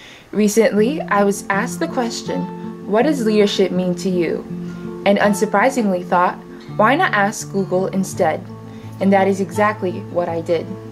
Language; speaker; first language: English; early bilingual, other home language; Haitian Creole